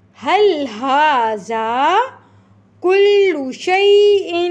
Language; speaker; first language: Arabic; non-native, fluent; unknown